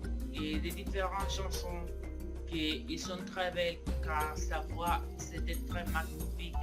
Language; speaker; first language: French; non-native, learner; Spanish